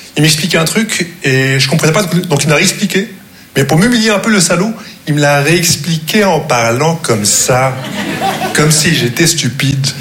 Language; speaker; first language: French; non-native, local second language; Arabic